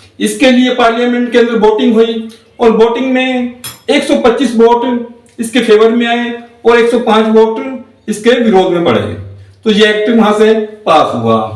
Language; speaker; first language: Hindi; native; Hindi